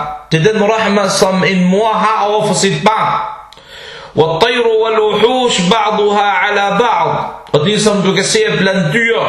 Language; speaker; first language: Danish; early bilingual, other home language; Arabic